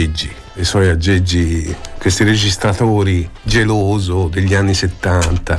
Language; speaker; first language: Italian; native; Italian